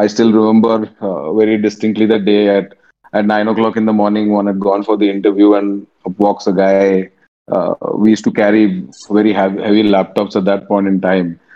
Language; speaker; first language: English; non-native, local second language; Tamil